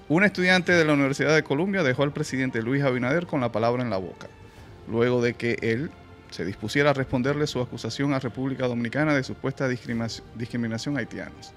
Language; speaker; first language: Spanish; native; Spanish